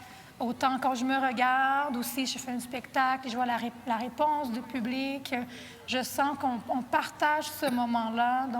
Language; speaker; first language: French; non-native, fluent; Portuguese